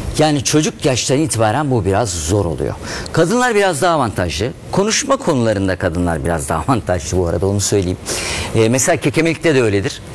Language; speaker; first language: Turkish; native; Turkish